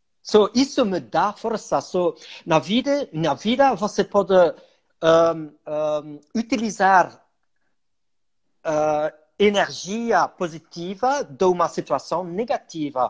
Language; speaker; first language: Portuguese; non-native, learner; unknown